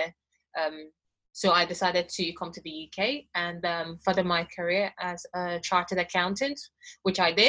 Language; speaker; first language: English; non-native, local second language; Igbo